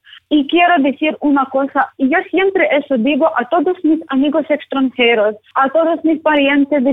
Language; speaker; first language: Spanish; non-native, learner; Ukrainian